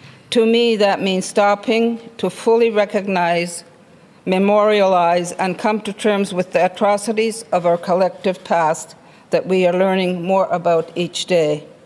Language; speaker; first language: English; non-native, local second language; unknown